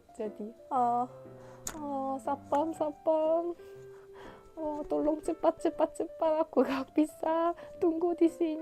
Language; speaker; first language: Indonesian; non-native, learner; Korean